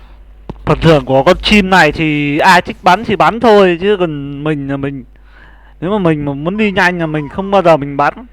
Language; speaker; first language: Vietnamese; native; Vietnamese